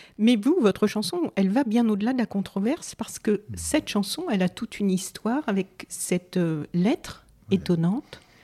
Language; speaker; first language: French; native; French